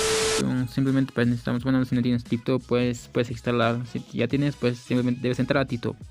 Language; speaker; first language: Spanish; non-native, local second language; Quechua